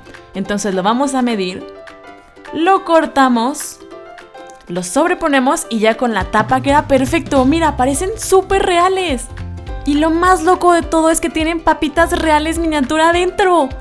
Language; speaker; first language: Spanish; native; Spanish